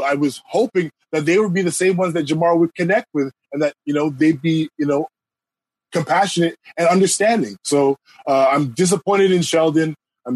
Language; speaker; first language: English; native; English